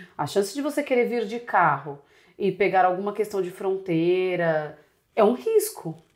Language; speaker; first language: Portuguese; native; Portuguese